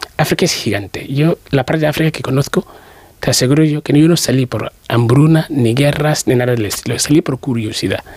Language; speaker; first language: Spanish; non-native, fluent; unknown